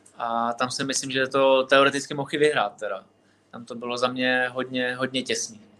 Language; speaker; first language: Czech; native; Czech